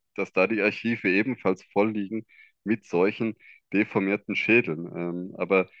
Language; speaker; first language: German; native; German